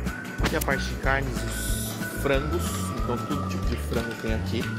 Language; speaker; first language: Portuguese; native; Portuguese